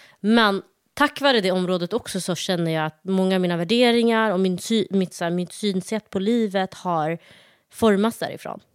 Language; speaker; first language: Swedish; early bilingual, other home language; Somali